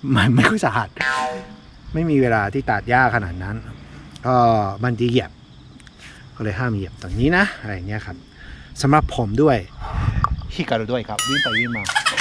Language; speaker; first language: Thai; non-native, fluent; Japanese